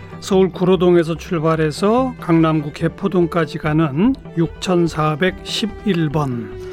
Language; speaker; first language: Korean; native; Korean